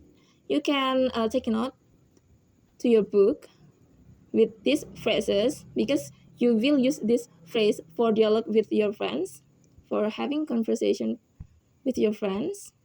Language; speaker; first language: English; non-native, learner; Indonesian